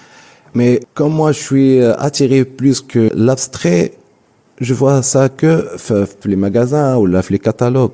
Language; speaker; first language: French; non-native, local second language; Arabic